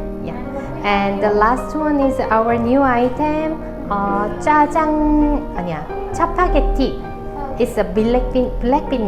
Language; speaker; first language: English; non-native, learner; Korean